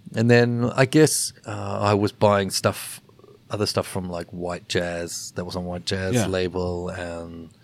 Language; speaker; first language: English; native; English